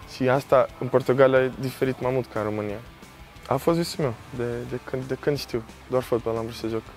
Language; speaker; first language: Romanian; early bilingual, heritage; Romanian